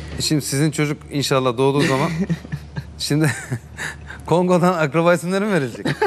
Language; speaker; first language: Turkish; native; Turkish